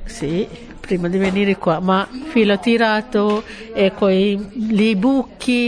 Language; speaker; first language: Italian; non-native, learner; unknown